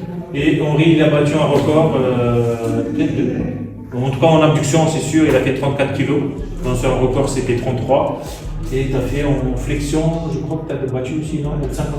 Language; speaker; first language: French; native; French